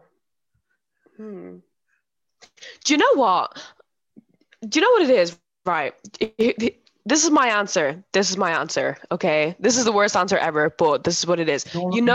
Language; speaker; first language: English; native; English